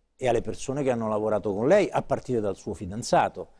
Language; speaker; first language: Italian; native; Italian